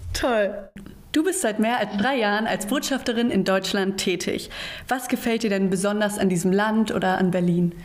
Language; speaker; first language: German; native; German